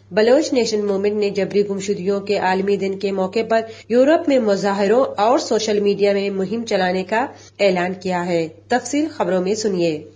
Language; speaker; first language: Urdu; non-native, local second language; Baluchi